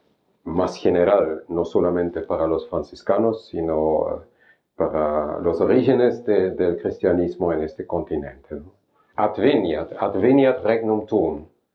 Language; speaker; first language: Spanish; non-native, fluent; German